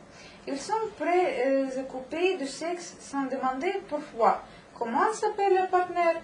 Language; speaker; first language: French; non-native, learner; Russian